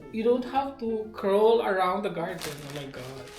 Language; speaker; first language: English; non-native, local second language; Filipino